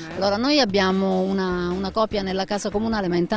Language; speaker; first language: Italian; native; Italian